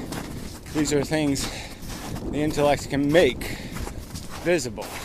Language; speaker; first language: English; native; English